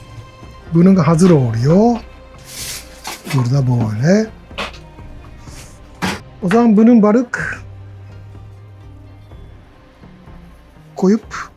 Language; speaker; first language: Turkish; non-native, learner; Japanese